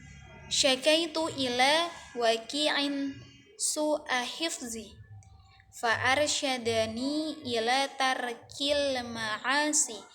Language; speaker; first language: Arabic; non-native, learner; Indonesian